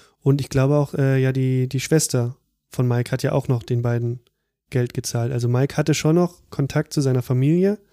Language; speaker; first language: German; native; German